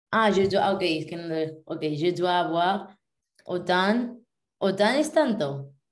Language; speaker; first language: French; non-native, learner; Spanish